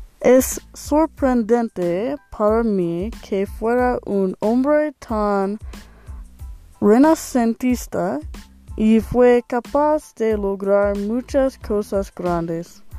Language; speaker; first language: Spanish; non-native, learner; English